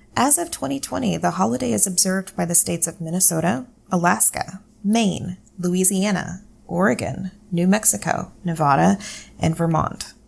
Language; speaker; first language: English; native; English